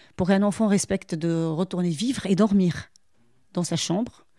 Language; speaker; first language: French; non-native, local second language; Arabic